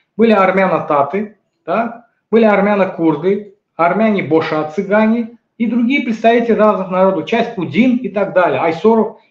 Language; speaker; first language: Russian; non-native, local second language; Azerbaijani